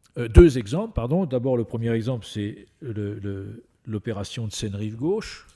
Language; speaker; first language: French; native; French